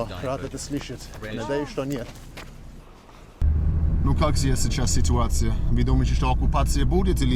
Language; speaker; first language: Russian; non-native, learner; English